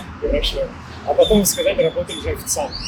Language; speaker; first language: Russian; native; Russian